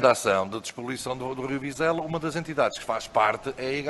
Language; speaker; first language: Portuguese; native; Portuguese